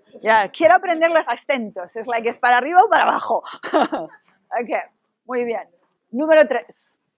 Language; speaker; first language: Spanish; native; Spanish